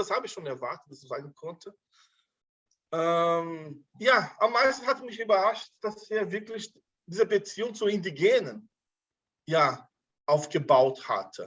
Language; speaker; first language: German; non-native, fluent; Portuguese